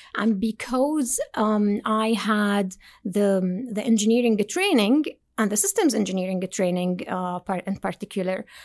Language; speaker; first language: English; non-native, fluent; Arabic